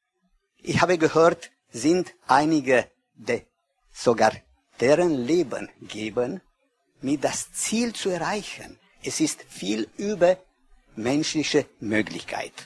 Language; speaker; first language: German; non-native, learner; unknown